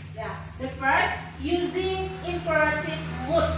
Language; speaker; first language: English; non-native, learner; Indonesian